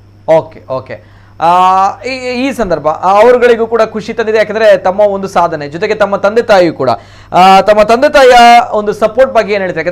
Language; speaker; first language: Kannada; native; Kannada